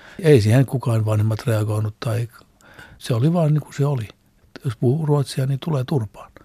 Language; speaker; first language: Finnish; non-native, local second language; Swedish